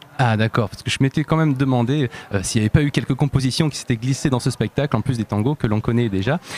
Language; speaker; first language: French; native; French